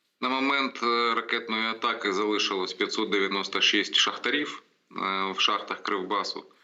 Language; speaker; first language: Ukrainian; non-native, local second language; Russian